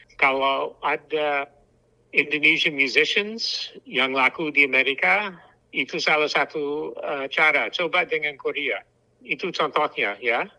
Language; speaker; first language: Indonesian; non-native, fluent; English